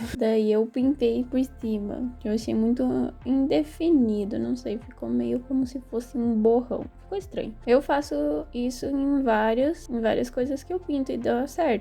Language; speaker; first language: Portuguese; native; Portuguese